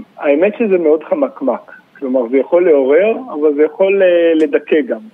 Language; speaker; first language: Hebrew; native; Hebrew